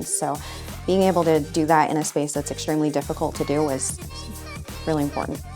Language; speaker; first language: English; native; English